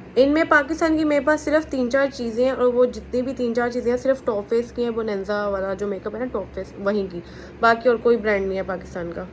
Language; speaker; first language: Urdu; native; Urdu